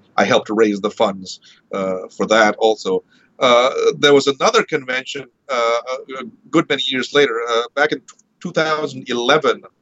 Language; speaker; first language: English; early bilingual, other home language; Marathi